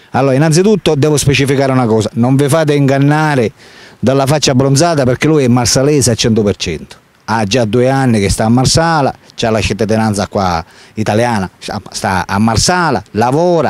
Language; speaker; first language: Italian; native; Italian